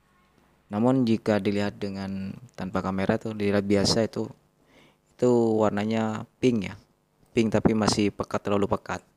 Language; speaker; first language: Indonesian; non-native, local second language; Madurese